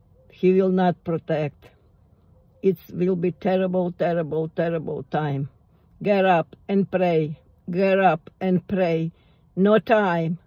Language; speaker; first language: English; non-native, learner; Russian